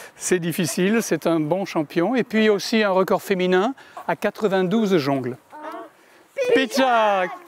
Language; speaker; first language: French; native; French